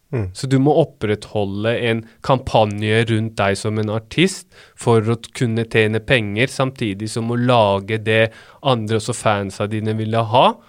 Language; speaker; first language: Norwegian; early bilingual, other home language; Baluchi